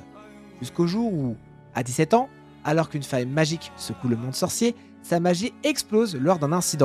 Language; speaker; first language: French; native; French